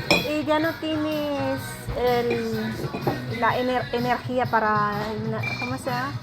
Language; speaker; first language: Spanish; non-native, learner; Filipino